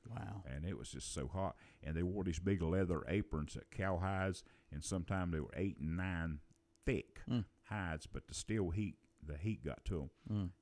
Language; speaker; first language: English; native; English